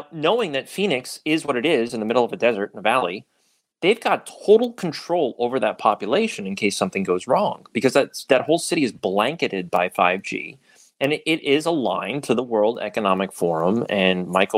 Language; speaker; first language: English; native; English